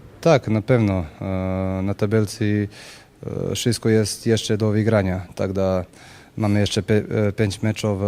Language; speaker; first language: Polish; non-native, learner; Serbian